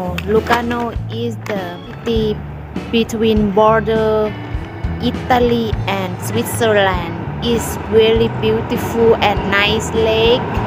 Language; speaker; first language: English; non-native, learner; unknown